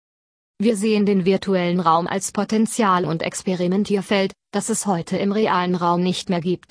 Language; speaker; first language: German; native; German